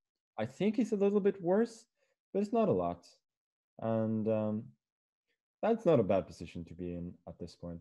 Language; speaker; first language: English; non-native, fluent; Norwegian